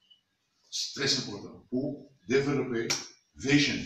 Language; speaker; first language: French; non-native, fluent; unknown